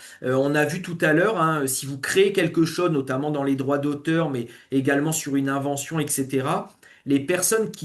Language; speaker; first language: French; native; French